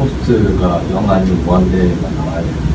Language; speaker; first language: Korean; native; Korean